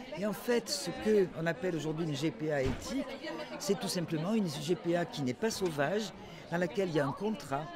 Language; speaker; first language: French; native; French